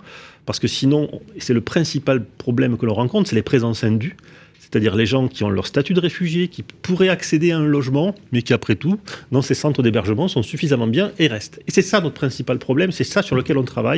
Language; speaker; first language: French; native; French